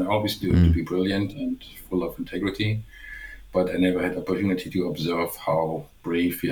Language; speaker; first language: English; non-native, fluent; German